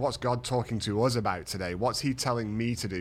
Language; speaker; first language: English; native; English